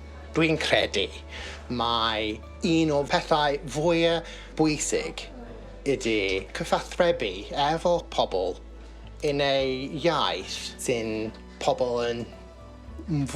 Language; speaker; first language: Welsh; non-native, learner; English